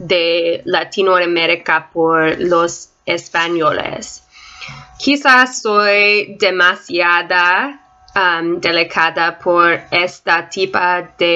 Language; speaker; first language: Spanish; non-native, learner; English